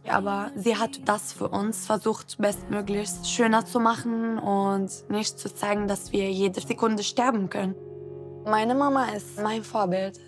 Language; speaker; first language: German; non-native, fluent; Arabic